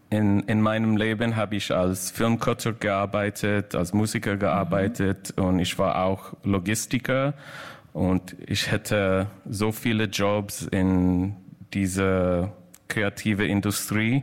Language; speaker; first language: German; non-native, fluent; English